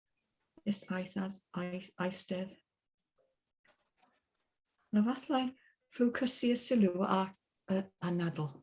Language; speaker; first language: Welsh; non-native, learner; English